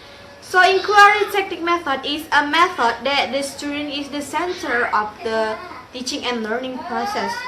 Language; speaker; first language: English; non-native, learner; Indonesian